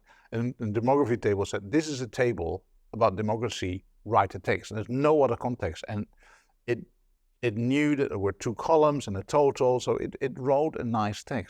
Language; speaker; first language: English; non-native, fluent; Dutch